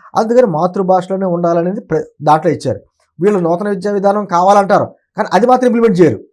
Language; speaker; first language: Telugu; native; Telugu